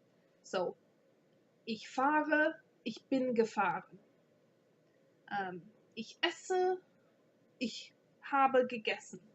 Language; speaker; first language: German; non-native, fluent; English